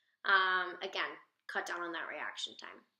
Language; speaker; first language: English; native; English